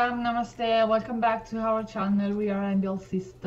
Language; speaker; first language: English; non-native, learner; Italian